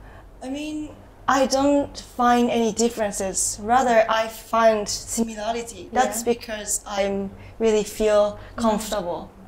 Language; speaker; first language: English; non-native, learner; Japanese